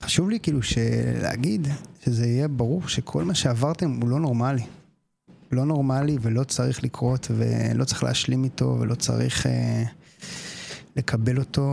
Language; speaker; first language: Hebrew; native; Hebrew